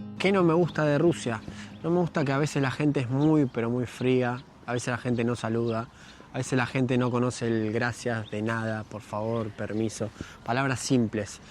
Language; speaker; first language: Spanish; native; Spanish